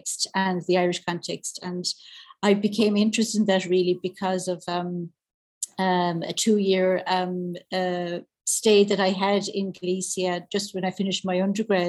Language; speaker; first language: English; native; English